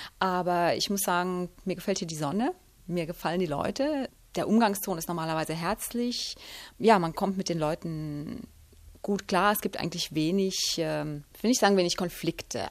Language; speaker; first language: German; native; German